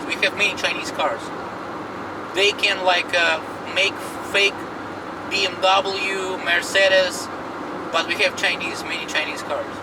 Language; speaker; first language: English; non-native, fluent; Russian